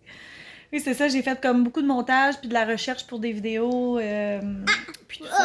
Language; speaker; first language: French; native; French